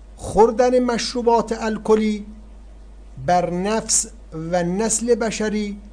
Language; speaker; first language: Persian; native; Persian